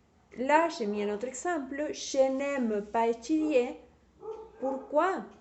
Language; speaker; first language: French; non-native, fluent; Spanish